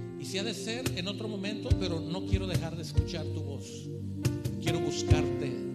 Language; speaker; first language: Spanish; native; Spanish